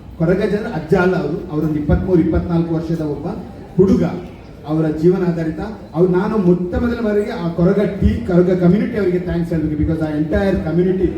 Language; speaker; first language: Kannada; native; Kannada